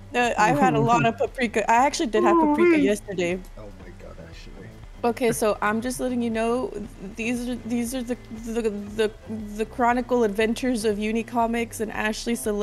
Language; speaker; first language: English; native; English